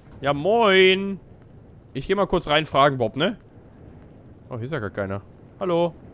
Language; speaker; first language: German; native; German